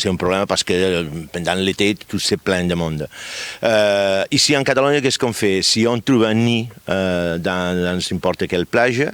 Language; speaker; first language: French; non-native, fluent; Catalan